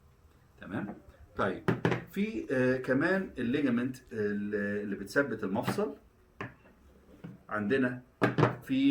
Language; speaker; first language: Arabic; native; Arabic